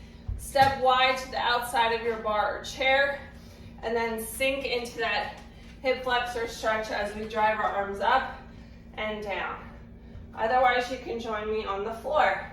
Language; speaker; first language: English; native; English